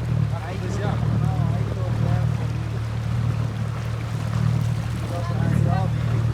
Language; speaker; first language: English; non-native, learner; Italian